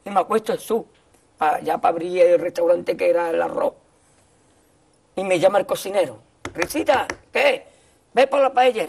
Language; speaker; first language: Spanish; native; Spanish